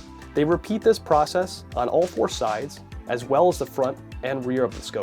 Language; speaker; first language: English; native; English